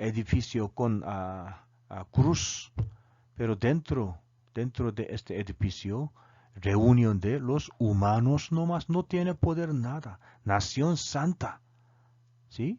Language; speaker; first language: Spanish; non-native, learner; Korean